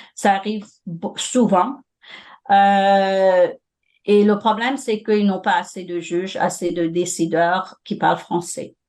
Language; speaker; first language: French; non-native, local second language; Morisyen